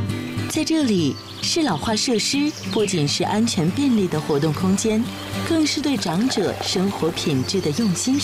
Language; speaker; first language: Chinese; native; Chinese